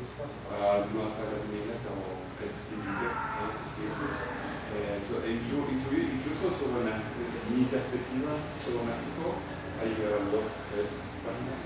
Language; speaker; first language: Spanish; non-native, learner; German